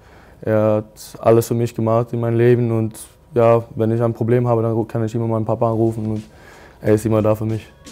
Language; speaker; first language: German; non-native, learner; Swedish